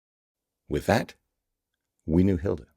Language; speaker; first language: English; native; English